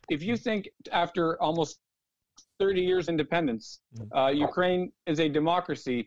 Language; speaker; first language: English; early bilingual, other home language; Ukrainian